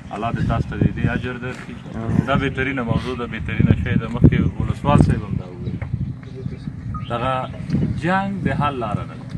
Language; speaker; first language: Pashto; native; Pashto